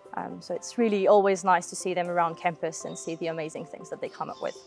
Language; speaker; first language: English; non-native, fluent; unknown